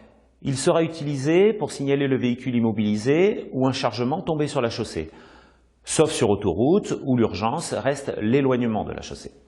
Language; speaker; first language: French; native; French